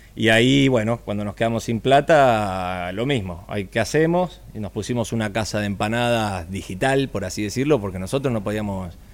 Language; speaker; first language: Spanish; native; Spanish